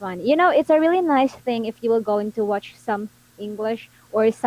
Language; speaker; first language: English; non-native, local second language; Filipino